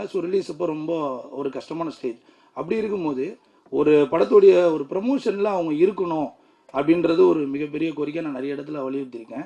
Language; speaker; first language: Tamil; native; Tamil